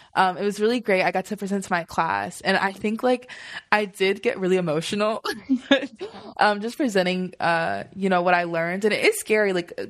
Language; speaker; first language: English; early bilingual, other home language; Yoruba